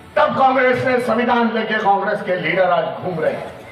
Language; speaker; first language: Hindi; non-native, local second language; Marathi